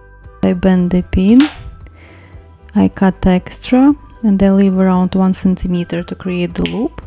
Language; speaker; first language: English; non-native, fluent; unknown